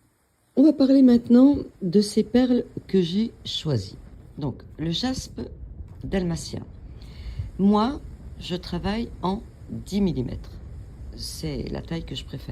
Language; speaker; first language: French; native; French